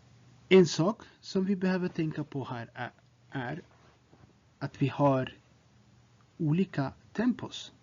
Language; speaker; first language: Swedish; non-native, fluent; Tigrinya